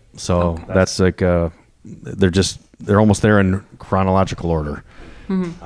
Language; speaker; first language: English; native; English